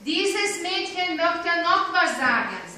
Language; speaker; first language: German; non-native, fluent; Lithuanian